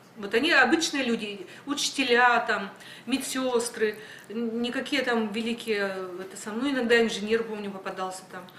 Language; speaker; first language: Russian; native; Russian